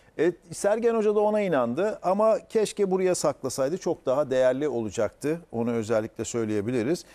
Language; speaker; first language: Turkish; native; Turkish